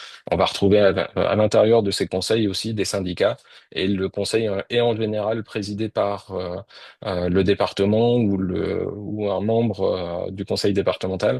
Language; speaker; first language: French; native; French